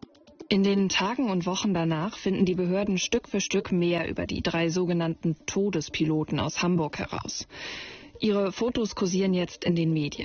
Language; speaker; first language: German; native; German